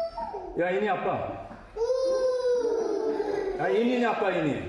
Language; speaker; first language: Indonesian; non-native, learner; Korean